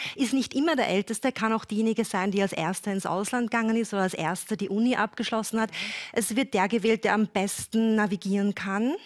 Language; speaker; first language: German; early bilingual, other home language; Filipino